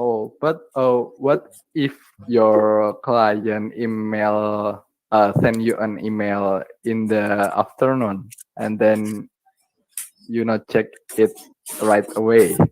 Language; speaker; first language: English; non-native, learner; Indonesian